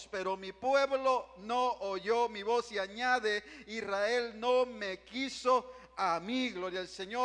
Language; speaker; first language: Spanish; native; Spanish